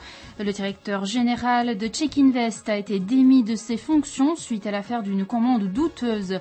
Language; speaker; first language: French; non-native, fluent; Czech